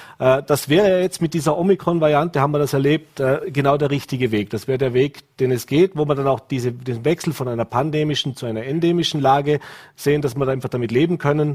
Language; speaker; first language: German; native; German